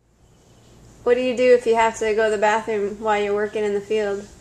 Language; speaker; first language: English; native; English